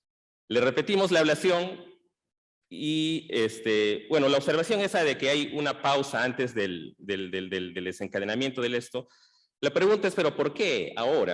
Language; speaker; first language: Spanish; native; Spanish